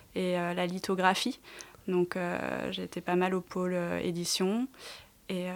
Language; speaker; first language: French; native; French